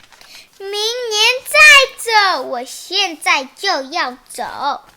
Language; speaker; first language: Chinese; early bilingual, heritage; Chinese